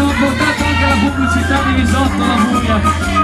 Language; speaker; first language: Italian; native; Italian